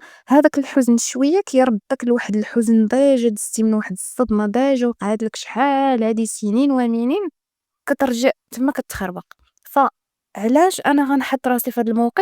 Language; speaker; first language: Arabic; native; Arabic